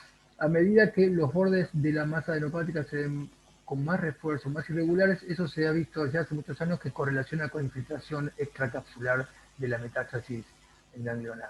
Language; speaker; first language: Spanish; native; Spanish